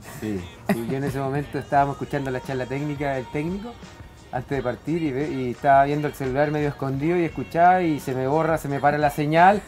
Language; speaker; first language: Spanish; native; Spanish